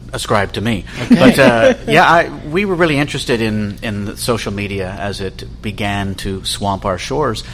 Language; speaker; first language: English; native; English